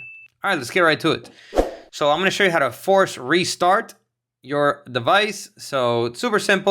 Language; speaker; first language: English; native; English